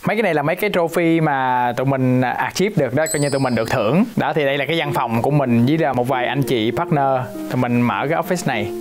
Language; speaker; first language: Vietnamese; native; Vietnamese